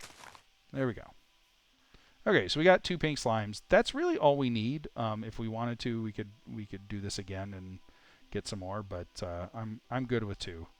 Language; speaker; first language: English; native; English